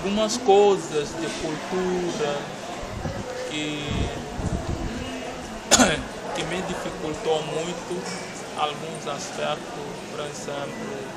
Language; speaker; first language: Portuguese; non-native, local second language; Upper Guinea Crioulo